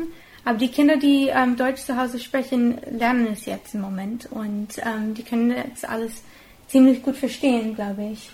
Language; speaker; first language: German; non-native, fluent; English